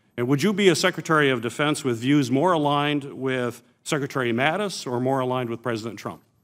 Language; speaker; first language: English; native; English